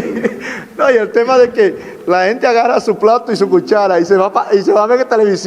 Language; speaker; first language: Spanish; native; Spanish